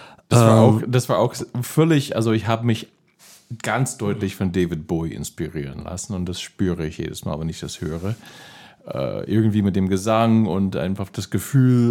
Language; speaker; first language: German; non-native, fluent; English